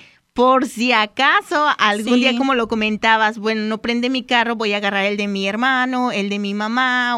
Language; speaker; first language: Spanish; native; Spanish